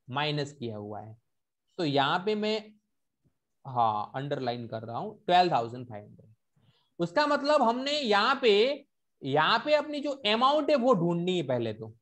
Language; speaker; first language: Hindi; non-native, local second language; Gujarati